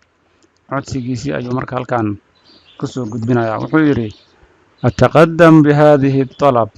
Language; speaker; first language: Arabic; non-native, fluent; Somali